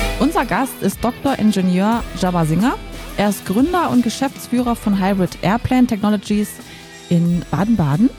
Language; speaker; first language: German; native; German